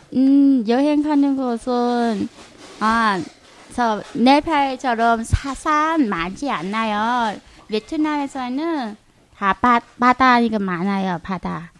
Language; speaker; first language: Korean; non-native, learner; Vietnamese